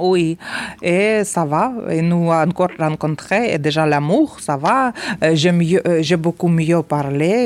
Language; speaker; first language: French; non-native, learner; Ukrainian